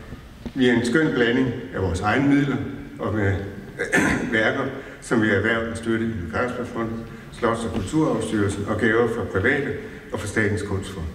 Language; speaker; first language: Danish; native; Danish